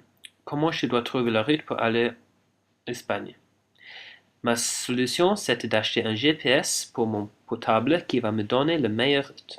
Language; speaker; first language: French; non-native, fluent; English